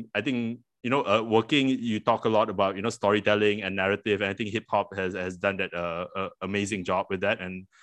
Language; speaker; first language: English; non-native, local second language; Malay